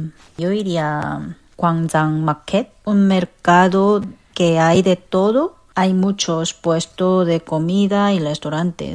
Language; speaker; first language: Spanish; non-native, fluent; Korean